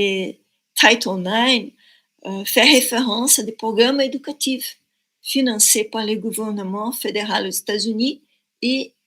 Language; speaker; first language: French; non-native, fluent; Portuguese